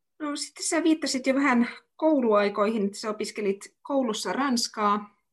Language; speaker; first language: Finnish; native; Finnish